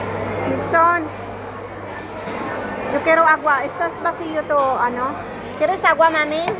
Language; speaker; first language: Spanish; non-native, learner; Filipino